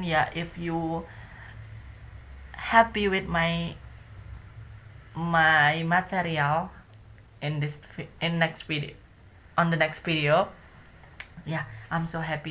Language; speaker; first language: English; non-native, learner; Indonesian